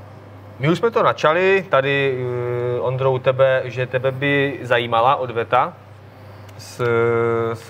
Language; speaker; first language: Czech; native; Czech